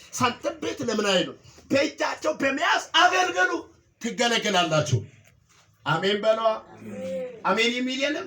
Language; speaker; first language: Amharic; non-native, local second language; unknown